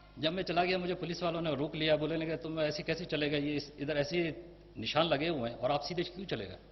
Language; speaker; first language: Urdu; native; Urdu